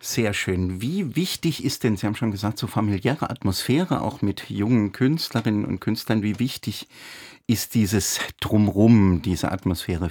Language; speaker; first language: German; native; German